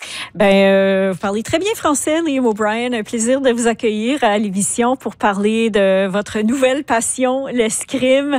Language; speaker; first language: French; native; French